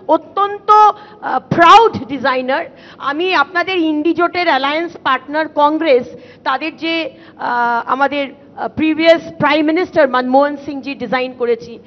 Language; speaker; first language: Bangla; native; Bangla